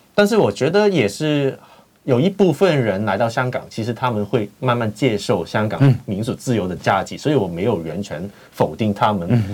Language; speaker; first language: Chinese; non-native, fluent; Cantonese